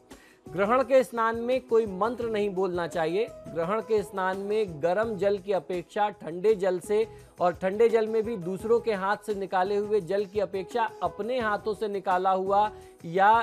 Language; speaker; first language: Hindi; native; Hindi